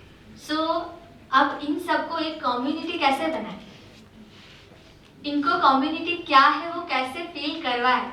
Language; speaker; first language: Hindi; native; Hindi